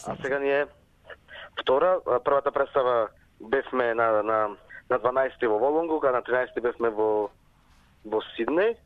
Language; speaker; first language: Macedonian; native; Macedonian